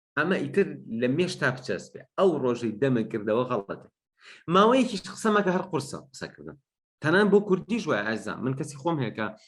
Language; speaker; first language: Central Kurdish; non-native, local second language; Gurani